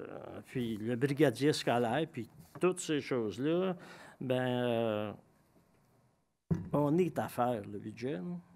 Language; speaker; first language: French; native; French